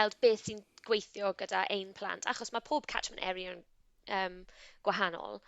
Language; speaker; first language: Welsh; non-native, local second language; English